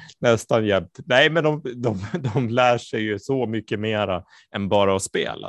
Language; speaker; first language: Swedish; native; Swedish